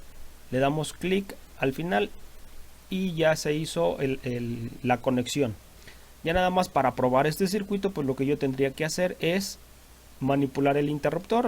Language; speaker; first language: Spanish; native; Spanish